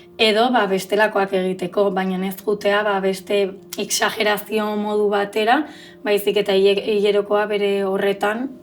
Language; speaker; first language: Basque; native; Basque